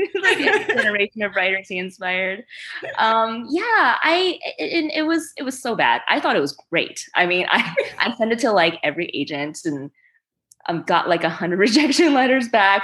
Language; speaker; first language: English; early bilingual, other home language; Chinese